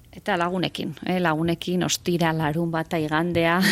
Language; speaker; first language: Basque; native; Basque